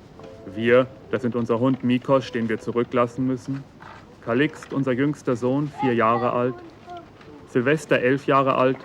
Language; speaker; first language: German; native; German